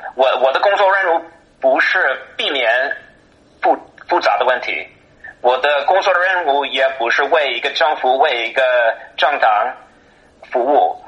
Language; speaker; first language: Chinese; non-native, fluent; English